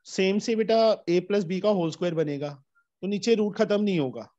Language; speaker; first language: Hindi; native; Hindi